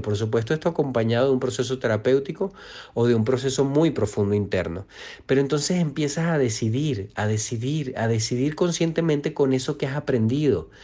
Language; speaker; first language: Spanish; native; Spanish